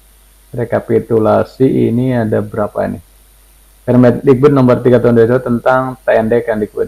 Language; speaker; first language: Indonesian; native; Indonesian